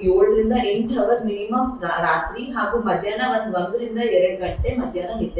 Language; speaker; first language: Kannada; native; Kannada